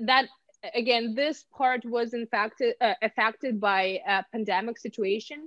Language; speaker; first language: English; non-native, fluent; Ukrainian